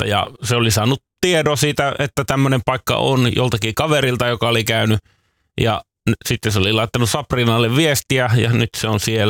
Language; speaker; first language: Finnish; native; Finnish